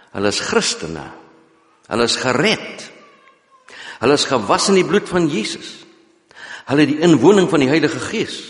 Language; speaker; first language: Afrikaans; non-native, local second language; English